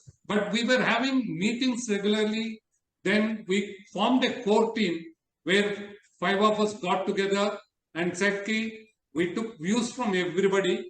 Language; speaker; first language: English; non-native, local second language; Telugu